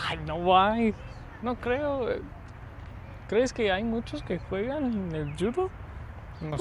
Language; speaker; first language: Spanish; non-native, fluent; English